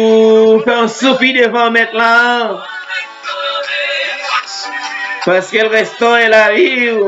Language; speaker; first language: French; non-native, local second language; Haitian Creole